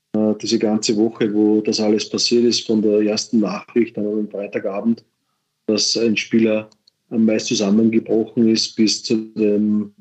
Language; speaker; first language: German; native; German